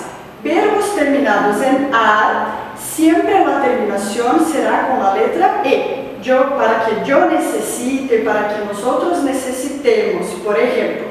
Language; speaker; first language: Spanish; non-native, fluent; Portuguese